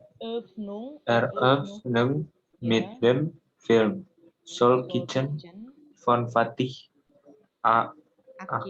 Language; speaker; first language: German; non-native, learner; Indonesian